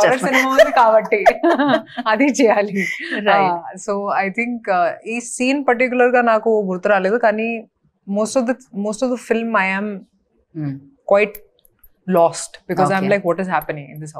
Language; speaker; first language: Telugu; non-native, fluent; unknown